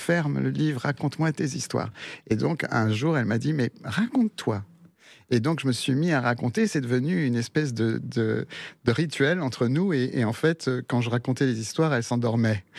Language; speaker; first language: French; early bilingual, other home language; Spanish